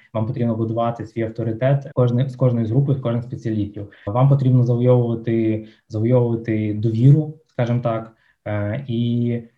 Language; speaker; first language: Ukrainian; non-native, local second language; Russian